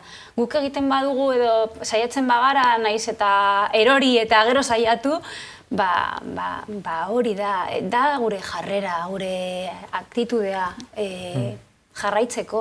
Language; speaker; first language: Basque; non-native, local second language; Spanish